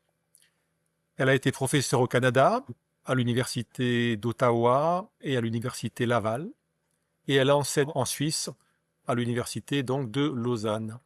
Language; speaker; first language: French; native; French